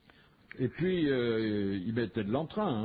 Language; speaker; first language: French; native; French